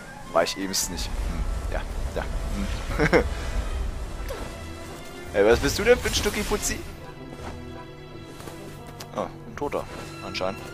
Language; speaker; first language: German; native; German